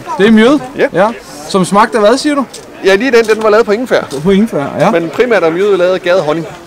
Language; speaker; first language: Danish; native; Danish